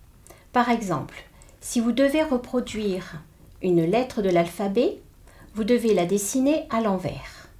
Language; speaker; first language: French; native; French